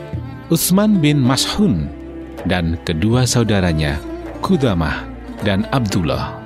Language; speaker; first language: Indonesian; native; Indonesian